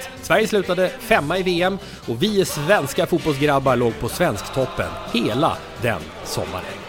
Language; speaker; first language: Swedish; native; Swedish